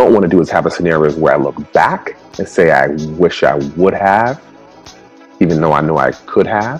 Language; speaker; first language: English; early bilingual, other home language; Spanish